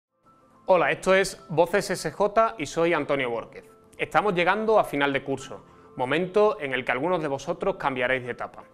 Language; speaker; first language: Spanish; native; Spanish